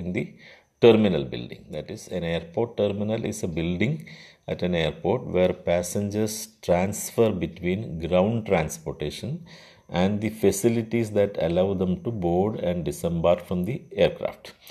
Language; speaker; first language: English; non-native, local second language; Malayalam